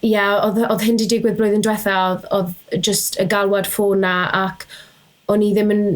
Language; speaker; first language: Welsh; native; Welsh